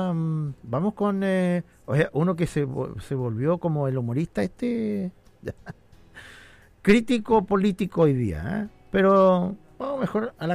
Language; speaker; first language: Spanish; native; Spanish